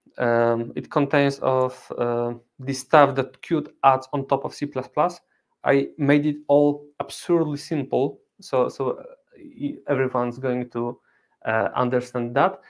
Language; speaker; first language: English; non-native, fluent; Polish